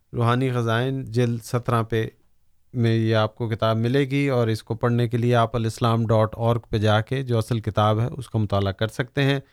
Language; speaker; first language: Urdu; native; Urdu